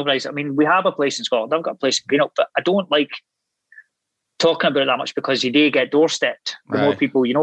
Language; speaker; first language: English; native; English